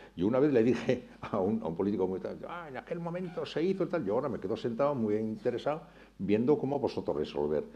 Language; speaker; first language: Spanish; native; Spanish